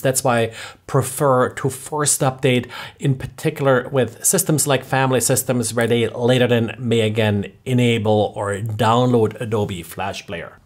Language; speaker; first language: English; non-native, fluent; German